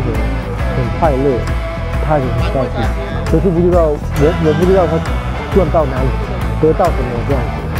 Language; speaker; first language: Chinese; non-native, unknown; Thai